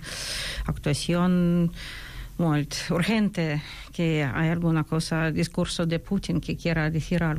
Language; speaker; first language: Spanish; non-native, fluent; Ukrainian